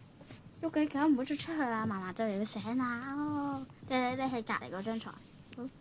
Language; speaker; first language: Chinese; native; Chinese